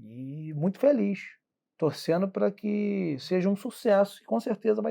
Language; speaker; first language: Portuguese; native; Portuguese